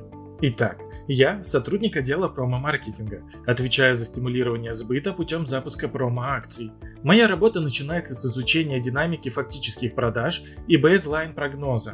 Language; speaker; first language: Russian; native; Russian